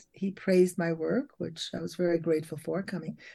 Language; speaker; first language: English; early bilingual, other home language; French